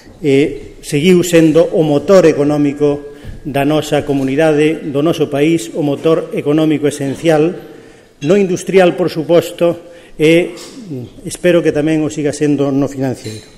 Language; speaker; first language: Galician; native; Galician